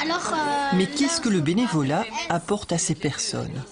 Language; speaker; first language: French; native; French